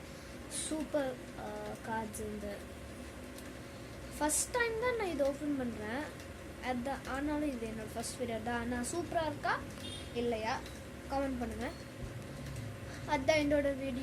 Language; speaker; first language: Tamil; early bilingual, heritage; Tamil